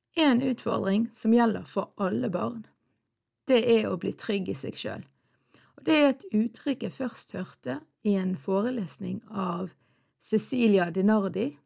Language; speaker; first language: Norwegian; early bilingual, other home language; Arabic